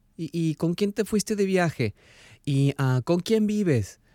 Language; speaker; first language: Spanish; native; Spanish